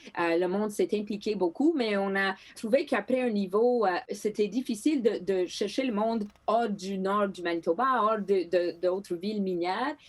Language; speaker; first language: French; non-native, local second language; Greek